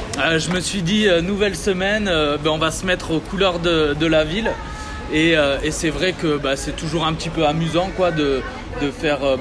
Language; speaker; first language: French; early bilingual, other home language; Italian